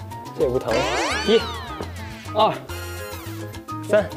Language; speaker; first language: Chinese; native; Chinese